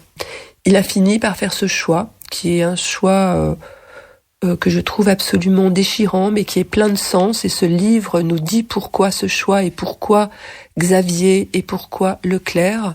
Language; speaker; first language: French; native; French